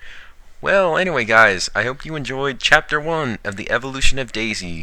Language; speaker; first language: English; native; English